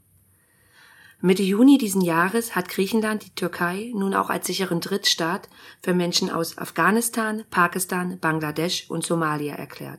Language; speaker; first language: German; native; German